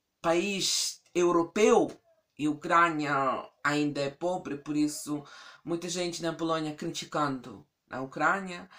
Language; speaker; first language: Portuguese; non-native, fluent; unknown